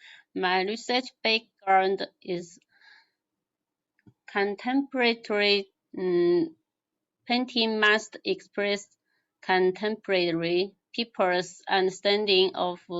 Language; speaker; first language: English; non-native, learner; Chinese